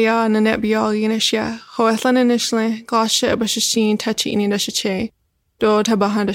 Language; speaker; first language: English; native; English